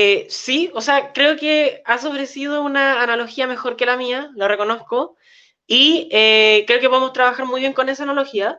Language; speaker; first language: Spanish; native; Spanish